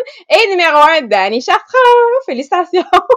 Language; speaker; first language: French; native; French